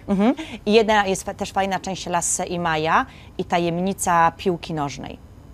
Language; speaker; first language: Polish; native; Polish